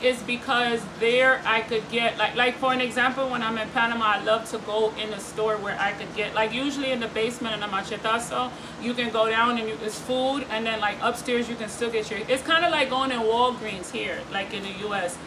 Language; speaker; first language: English; early bilingual, other home language; Spanish